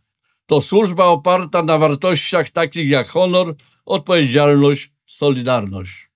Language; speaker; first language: Polish; native; Polish